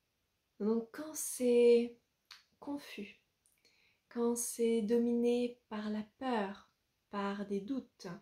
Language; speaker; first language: French; native; French